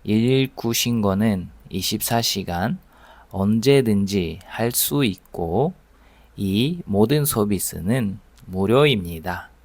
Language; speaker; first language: Korean; non-native, fluent; Russian